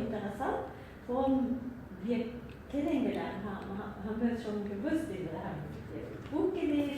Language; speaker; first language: German; non-native, learner; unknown